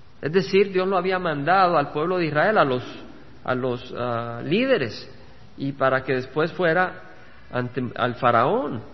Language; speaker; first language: Spanish; native; Spanish